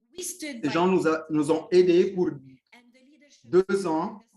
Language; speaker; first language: French; non-native, local second language; Arabic